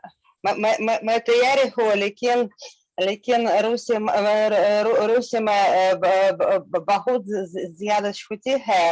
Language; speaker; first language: Hindi; non-native, learner; Russian